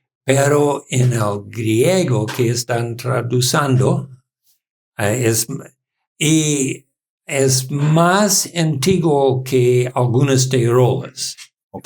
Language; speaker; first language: Spanish; non-native, learner; English